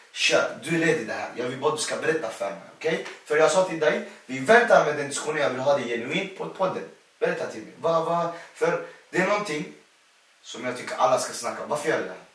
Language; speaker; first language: Swedish; early bilingual, other home language; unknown